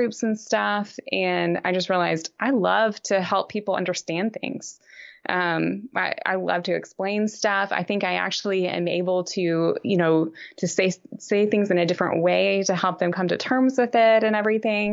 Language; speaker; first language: English; native; English